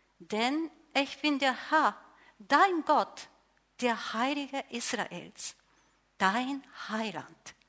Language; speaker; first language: German; non-native, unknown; Japanese